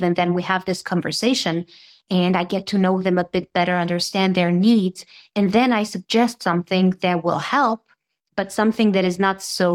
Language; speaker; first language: English; non-native, fluent; Serbian